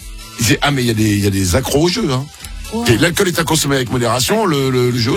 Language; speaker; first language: French; native; French